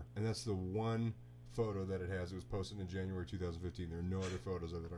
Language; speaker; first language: English; native; English